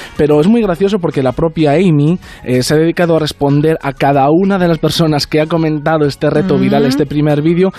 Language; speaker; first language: Spanish; native; Spanish